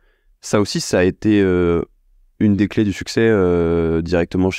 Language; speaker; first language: French; native; French